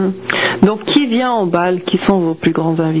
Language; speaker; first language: French; native; French